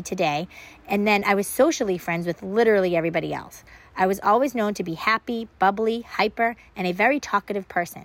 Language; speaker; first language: English; native; English